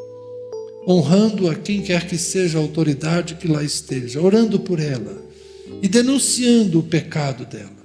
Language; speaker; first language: Portuguese; native; Portuguese